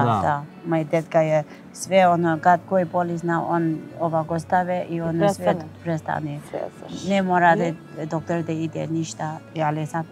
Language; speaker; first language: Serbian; non-native, learner; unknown